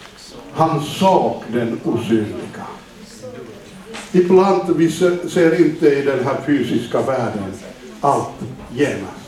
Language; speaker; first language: Swedish; non-native, fluent; Finnish